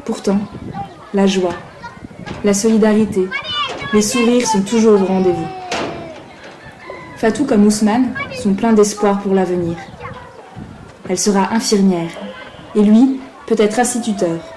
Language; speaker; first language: French; native; French